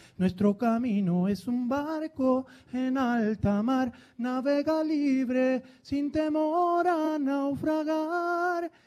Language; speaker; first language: Spanish; native; Spanish